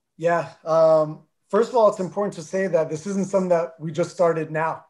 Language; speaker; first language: English; early bilingual, other home language; Armenian